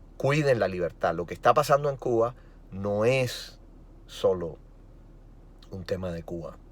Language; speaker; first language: Spanish; native; Spanish